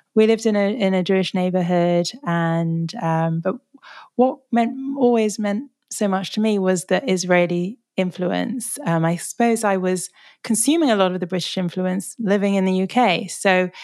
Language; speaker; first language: English; native; English